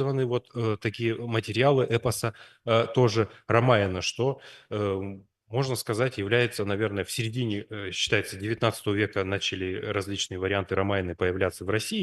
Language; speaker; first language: Russian; native; Russian